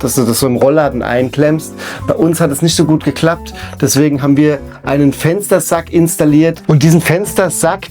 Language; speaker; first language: German; native; German